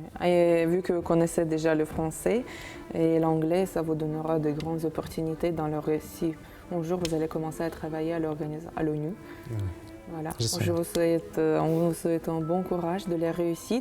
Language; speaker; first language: French; non-native, fluent; Uzbek